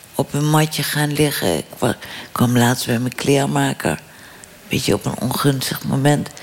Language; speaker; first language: Dutch; native; Dutch